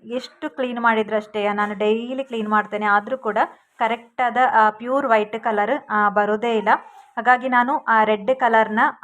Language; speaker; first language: Kannada; non-native, local second language; Tulu